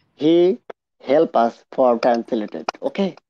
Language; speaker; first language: English; non-native, local second language; Bangla